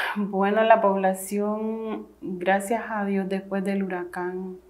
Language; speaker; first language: Spanish; native; Spanish